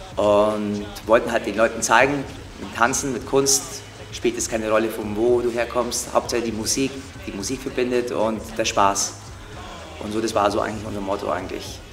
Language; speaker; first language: German; early bilingual, other home language; Turkish